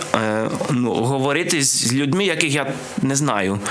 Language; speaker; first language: Ukrainian; non-native, learner; Polish